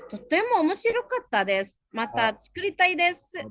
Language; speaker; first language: Japanese; non-native, fluent; Indonesian